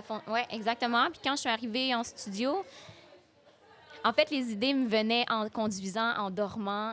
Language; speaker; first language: French; native; French